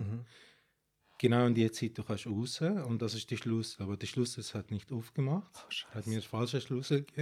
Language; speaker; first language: German; non-native, fluent; Arabic